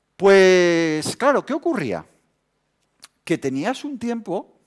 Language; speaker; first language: Spanish; native; Spanish